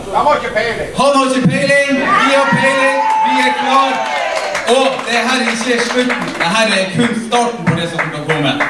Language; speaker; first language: Norwegian; native; Norwegian